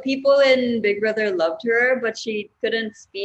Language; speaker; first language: English; non-native, local second language; Cebuano